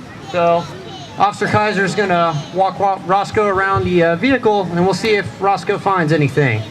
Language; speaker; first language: English; native; English